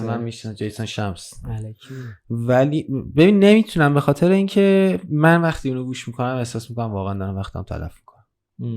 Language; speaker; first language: Persian; native; Persian